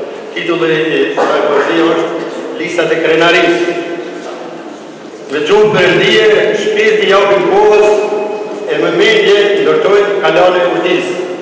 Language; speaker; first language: Albanian; native; Albanian